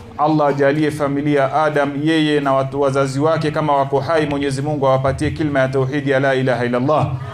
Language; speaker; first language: Swahili; native; Swahili